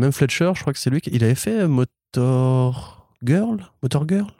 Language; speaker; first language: French; native; French